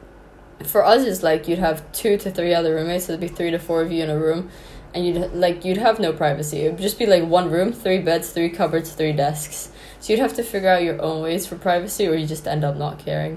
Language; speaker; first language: English; non-native, local second language; Cantonese